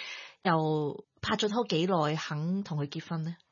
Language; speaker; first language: Cantonese; native; Cantonese